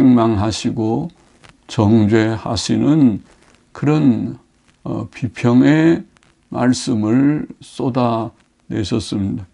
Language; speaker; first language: Korean; native; Korean